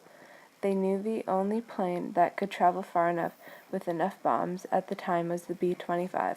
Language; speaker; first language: English; native; English